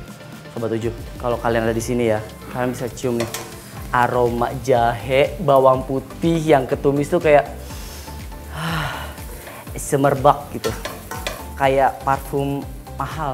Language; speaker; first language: Indonesian; native; Indonesian